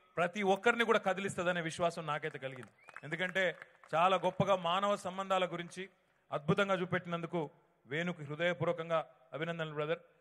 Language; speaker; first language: Telugu; native; Telugu